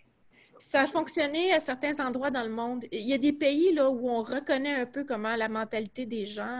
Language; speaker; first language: French; native; French